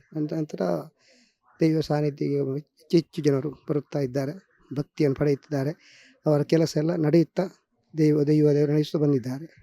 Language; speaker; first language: Kannada; non-native, local second language; Tulu